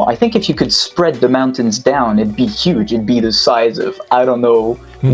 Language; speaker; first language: English; non-native, fluent; French